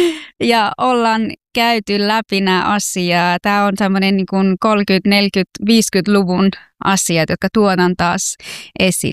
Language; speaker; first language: Finnish; non-native, fluent; Persian